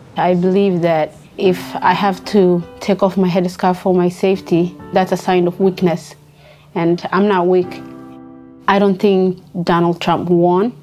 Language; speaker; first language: English; non-native, fluent; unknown